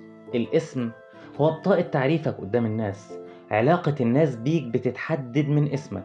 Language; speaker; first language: Arabic; native; Arabic